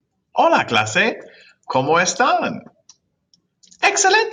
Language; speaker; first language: Spanish; non-native, fluent; English